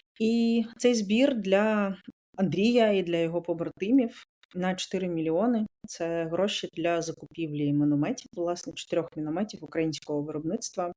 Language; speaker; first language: Ukrainian; native; Ukrainian